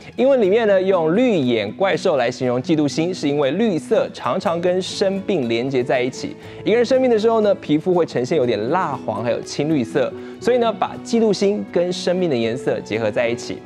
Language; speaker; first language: Chinese; native; Chinese